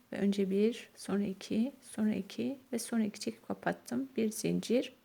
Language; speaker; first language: Turkish; native; Turkish